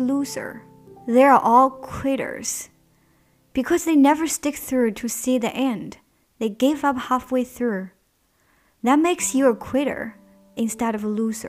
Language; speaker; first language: English; non-native, fluent; Chinese